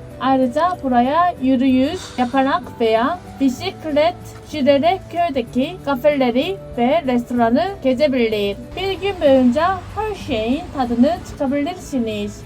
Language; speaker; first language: Turkish; non-native, learner; Korean